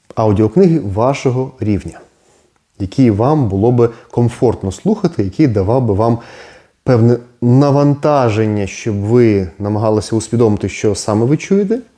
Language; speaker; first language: Ukrainian; non-native, local second language; Russian